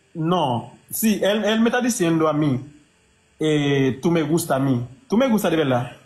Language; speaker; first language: Spanish; non-native, learner; Haitian Creole